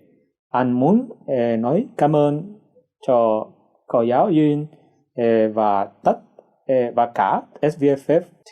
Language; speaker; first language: Vietnamese; non-native, learner; Spanish